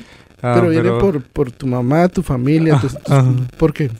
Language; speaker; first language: Spanish; native; Spanish